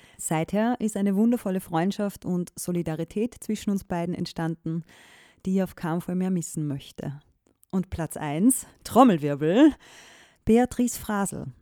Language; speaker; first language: German; native; German